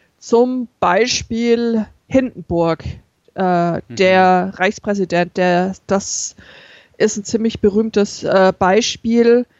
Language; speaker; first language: German; native; German